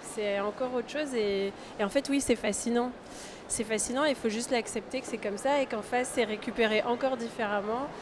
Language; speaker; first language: French; early bilingual, other home language; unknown